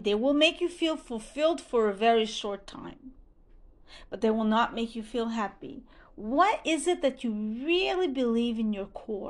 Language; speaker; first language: English; non-native, fluent; French